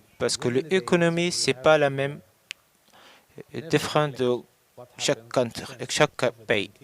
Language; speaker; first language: French; non-native, learner; Arabic